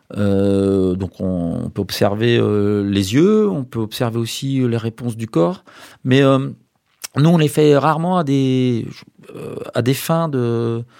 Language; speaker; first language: French; native; French